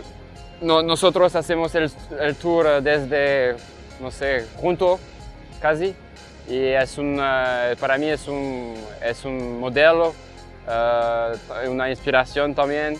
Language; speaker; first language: Spanish; non-native, fluent; French